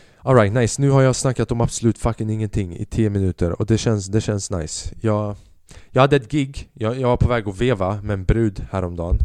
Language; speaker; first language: Swedish; early bilingual, other home language; Albanian